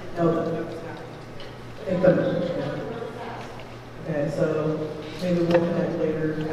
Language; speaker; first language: English; native; English